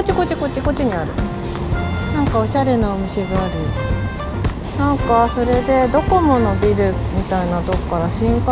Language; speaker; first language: Japanese; native; Japanese